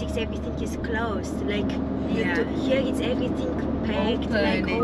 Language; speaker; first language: English; non-native, fluent; Romanian